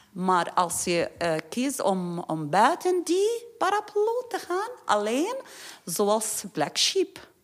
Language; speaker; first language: Dutch; non-native, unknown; Arabic